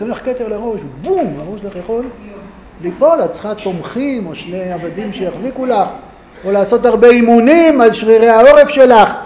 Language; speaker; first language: Hebrew; native; Hebrew